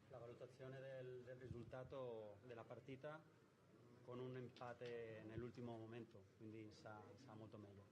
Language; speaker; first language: Italian; non-native, fluent; Spanish